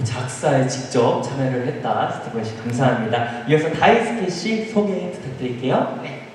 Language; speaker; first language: Korean; native; Korean